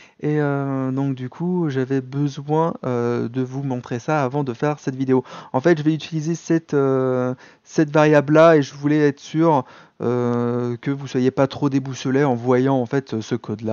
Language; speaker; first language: French; native; French